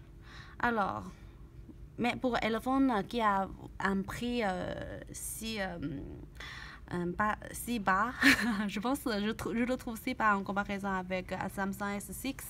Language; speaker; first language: French; non-native, learner; Chinese